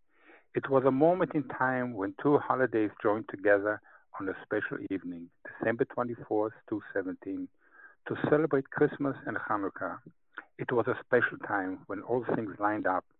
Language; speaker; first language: English; non-native, fluent; Hebrew